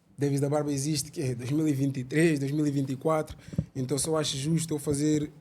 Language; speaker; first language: Portuguese; early bilingual, other home language; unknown